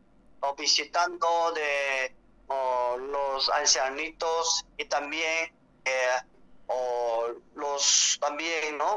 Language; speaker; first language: Spanish; non-native, learner; Korean